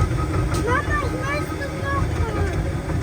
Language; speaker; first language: German; early bilingual, other home language; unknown